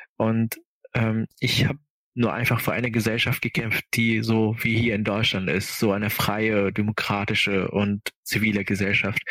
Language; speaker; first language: German; non-native, fluent; Arabic